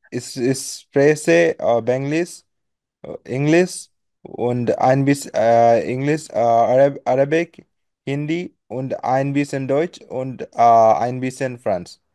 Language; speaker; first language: German; non-native, learner; Bangla